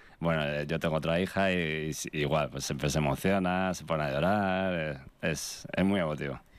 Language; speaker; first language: Spanish; native; Spanish